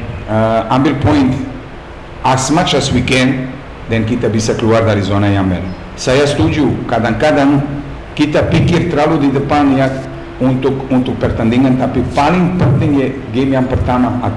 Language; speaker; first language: Indonesian; non-native, fluent; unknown